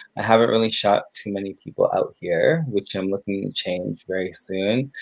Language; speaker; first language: English; native; English